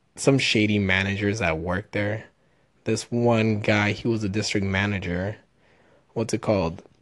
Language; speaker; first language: English; early bilingual, other home language; Spanish